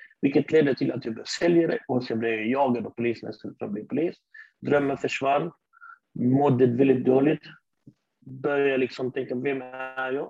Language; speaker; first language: Swedish; early bilingual, other home language; Arabic